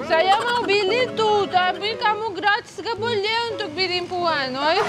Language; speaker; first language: Indonesian; non-native, learner; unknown